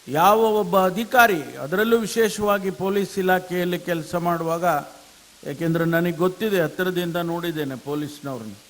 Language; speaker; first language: Kannada; native; Kannada